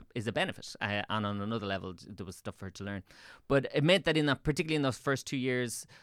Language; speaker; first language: English; native; English